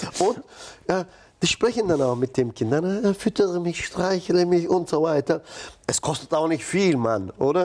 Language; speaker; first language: German; non-native, fluent; Turkish